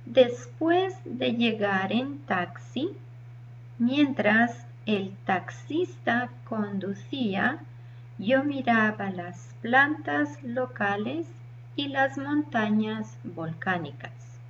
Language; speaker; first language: Spanish; non-native, learner; English